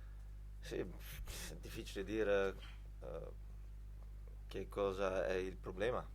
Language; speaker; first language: Italian; non-native, fluent; Dutch